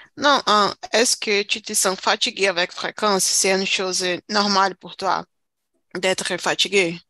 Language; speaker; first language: French; non-native, fluent; Portuguese